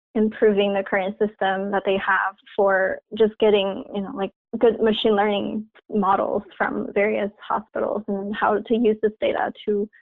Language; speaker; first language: English; non-native, fluent; Chinese